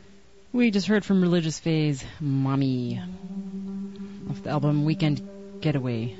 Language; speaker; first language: English; native; English